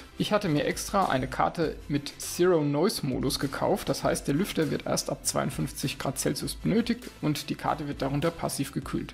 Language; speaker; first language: German; native; German